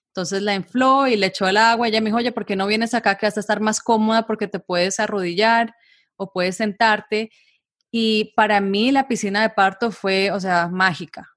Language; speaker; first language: Spanish; native; Spanish